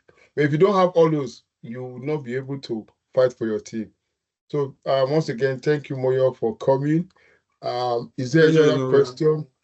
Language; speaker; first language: English; non-native, local second language; Yoruba